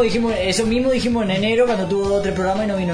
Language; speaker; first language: Spanish; native; Spanish